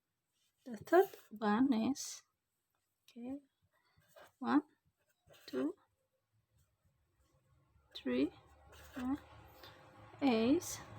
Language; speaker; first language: English; non-native, fluent; Indonesian